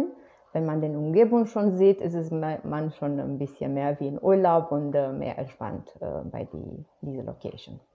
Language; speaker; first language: German; non-native, fluent; Romanian